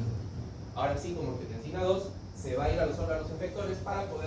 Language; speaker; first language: Spanish; native; Spanish